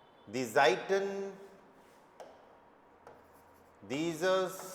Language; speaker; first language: German; non-native, fluent; Hindi